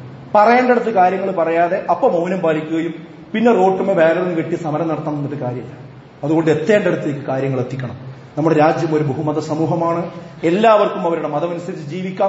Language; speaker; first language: Malayalam; native; Malayalam